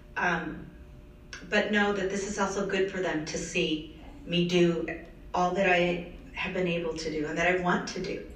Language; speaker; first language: English; early bilingual, other home language; Spanish